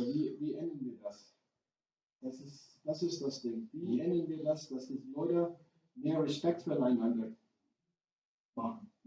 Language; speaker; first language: German; non-native, fluent; English